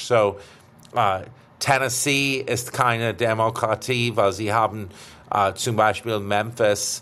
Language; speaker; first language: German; non-native, fluent; English